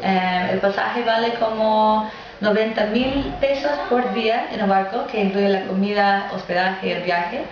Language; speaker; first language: Spanish; non-native, fluent; English